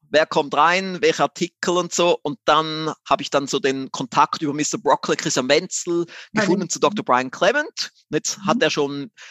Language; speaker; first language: German; native; German